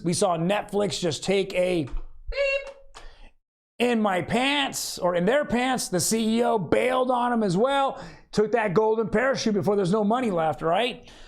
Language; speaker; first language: English; native; English